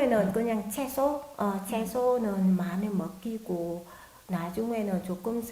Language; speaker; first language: Korean; non-native, learner; Vietnamese